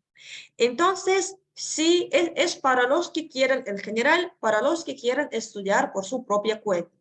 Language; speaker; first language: Spanish; non-native, fluent; Russian